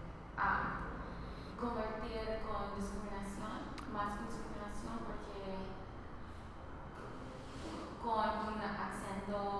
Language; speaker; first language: Spanish; early bilingual, heritage; Spanish